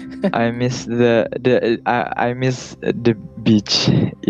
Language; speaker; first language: English; non-native, learner; Indonesian